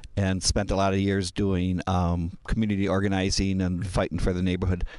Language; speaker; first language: English; native; English